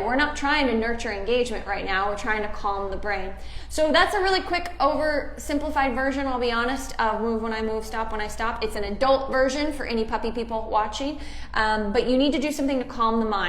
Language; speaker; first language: English; native; English